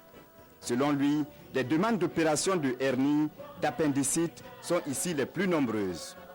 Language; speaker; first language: French; native; French